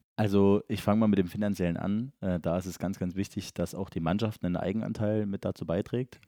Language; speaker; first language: German; native; German